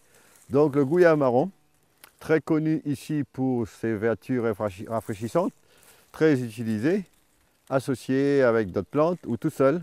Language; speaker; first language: French; native; French